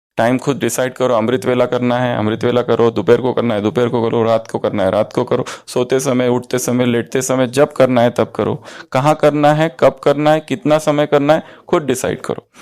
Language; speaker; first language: Hindi; native; Hindi